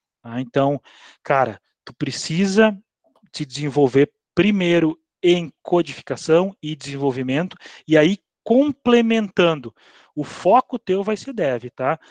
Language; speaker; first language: Portuguese; native; Portuguese